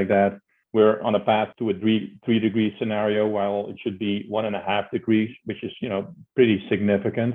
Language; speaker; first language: English; non-native, fluent; Dutch